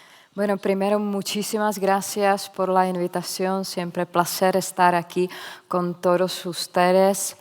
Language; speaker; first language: Spanish; non-native, fluent; Czech